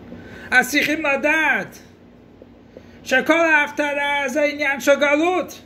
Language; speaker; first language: Hebrew; non-native, fluent; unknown